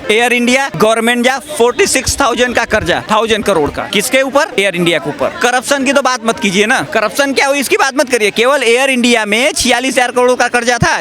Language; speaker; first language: Hindi; non-native, local second language; Bhojpuri